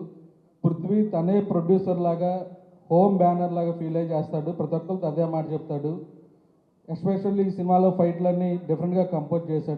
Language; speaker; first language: Telugu; native; Telugu